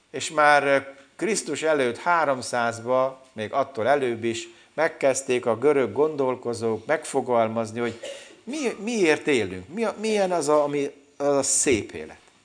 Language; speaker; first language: Hungarian; native; Hungarian